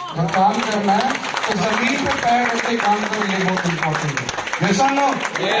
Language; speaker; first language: Hindi; non-native, local second language; Bangla